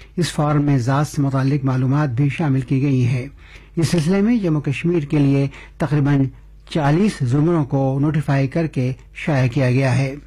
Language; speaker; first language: Urdu; native; Urdu